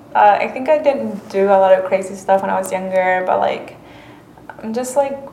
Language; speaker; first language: English; early bilingual, other home language; Spanish